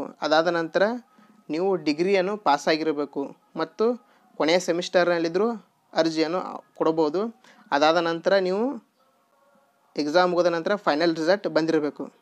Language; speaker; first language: Kannada; native; Kannada